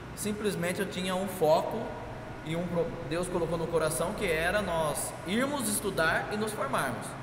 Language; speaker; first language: Portuguese; native; Portuguese